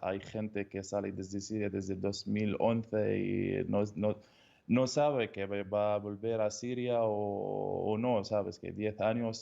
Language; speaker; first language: Spanish; non-native, learner; Arabic